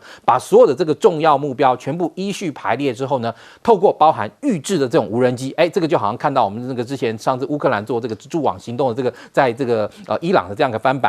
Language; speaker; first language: Chinese; native; Chinese